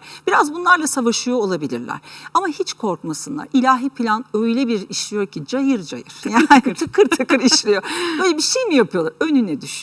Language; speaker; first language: Turkish; native; Turkish